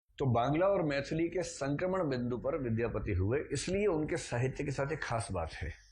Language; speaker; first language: Hindi; native; Hindi